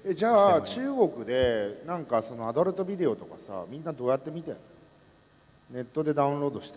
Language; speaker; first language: Japanese; native; Japanese